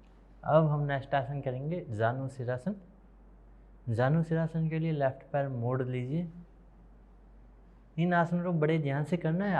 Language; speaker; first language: Hindi; native; Hindi